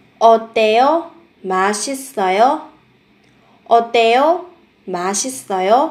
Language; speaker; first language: Korean; non-native, fluent; Vietnamese